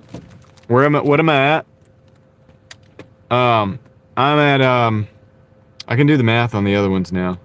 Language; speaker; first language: English; native; English